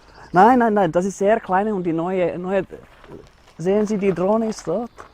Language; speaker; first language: German; non-native, learner; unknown